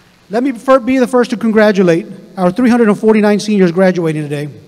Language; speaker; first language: English; native; English